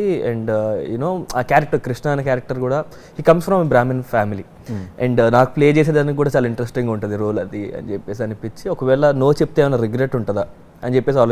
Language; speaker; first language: Telugu; native; Telugu